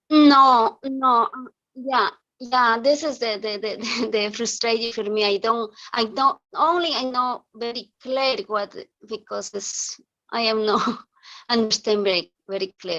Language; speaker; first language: English; non-native, learner; Spanish